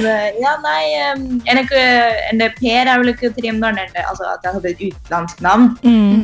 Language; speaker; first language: Norwegian; early bilingual, other home language; Tamil